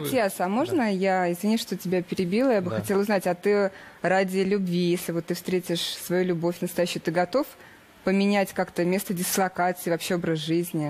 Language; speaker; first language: Russian; native; Russian